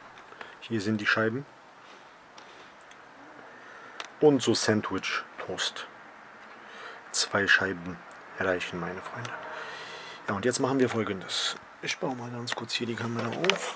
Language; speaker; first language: German; early bilingual, other home language; Polish